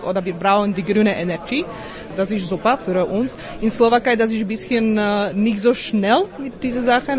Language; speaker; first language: German; non-native, learner; Slovak